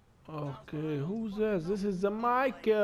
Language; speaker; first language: English; non-native, learner; Arabic